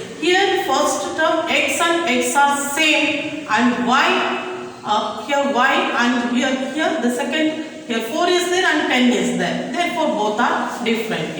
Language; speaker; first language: English; non-native, local second language; Kannada